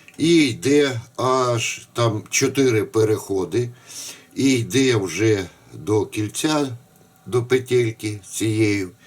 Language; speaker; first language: Ukrainian; non-native, local second language; Russian